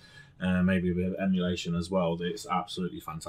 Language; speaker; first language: English; native; English